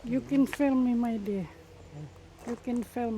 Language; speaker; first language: English; non-native, fluent; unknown